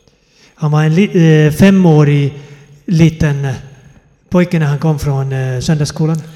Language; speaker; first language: Swedish; non-native, fluent; Finnish